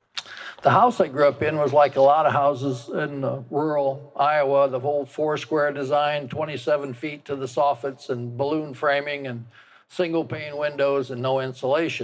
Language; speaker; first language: English; native; English